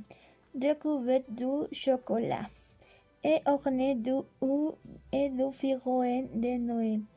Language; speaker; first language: French; non-native, learner; Spanish